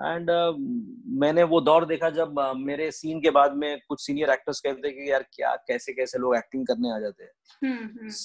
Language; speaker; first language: Hindi; non-native, local second language; Marathi